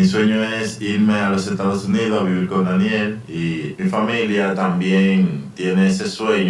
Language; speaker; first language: Spanish; native; Spanish